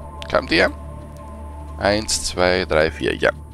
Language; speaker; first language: German; native; German